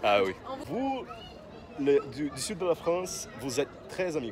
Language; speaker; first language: French; non-native, fluent; Portuguese